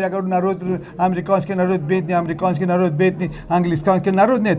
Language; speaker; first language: Russian; non-native, learner; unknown